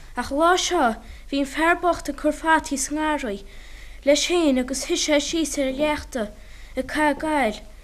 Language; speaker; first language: Irish; native; Irish